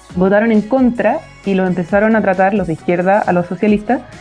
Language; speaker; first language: Spanish; native; Spanish